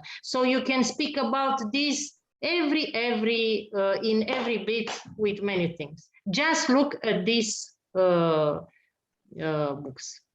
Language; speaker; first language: English; non-native, learner; Romanian